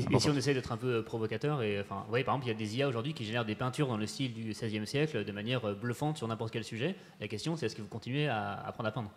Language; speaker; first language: French; native; French